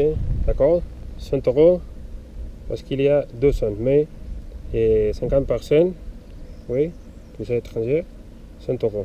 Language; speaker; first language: French; non-native, local second language; Arabic